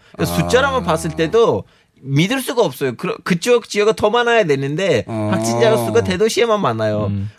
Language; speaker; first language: Korean; non-native, fluent; Turkish